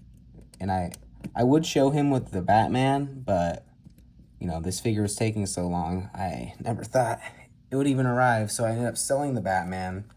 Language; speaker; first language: English; native; English